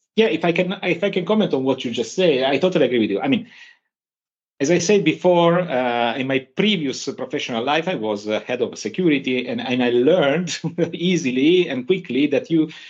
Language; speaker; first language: English; non-native, fluent; Italian